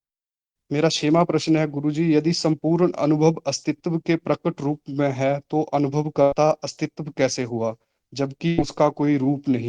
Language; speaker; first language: Hindi; native; Hindi